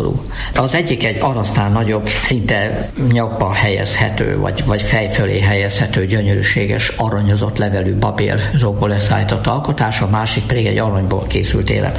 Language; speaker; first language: Hungarian; native; Hungarian